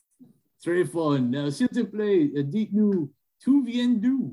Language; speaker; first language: French; non-native, learner; English